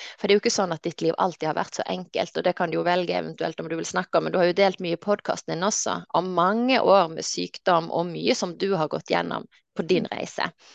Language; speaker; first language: Norwegian; native; Norwegian